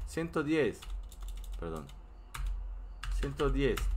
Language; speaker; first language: Spanish; non-native, fluent; Korean